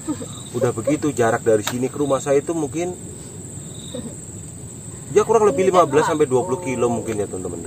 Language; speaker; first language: Indonesian; native; Indonesian